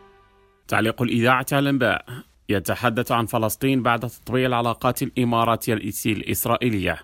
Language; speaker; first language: Arabic; non-native, fluent; Indonesian